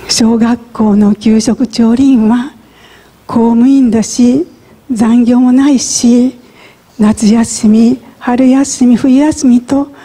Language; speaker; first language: Japanese; native; Japanese